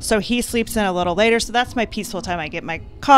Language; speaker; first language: English; native; English